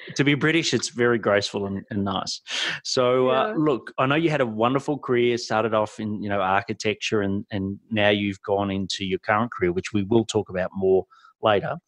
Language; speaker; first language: English; native; English